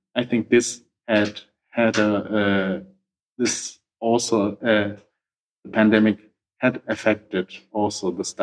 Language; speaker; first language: English; non-native, fluent; German